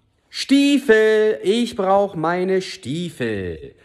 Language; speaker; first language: German; non-native, fluent; English